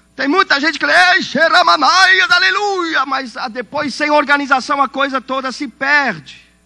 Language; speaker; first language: Portuguese; non-native, fluent; Swiss German